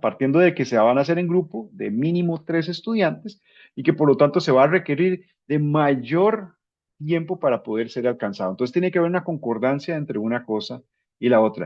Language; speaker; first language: Spanish; native; Spanish